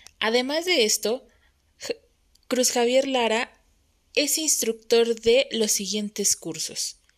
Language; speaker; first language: Spanish; native; Spanish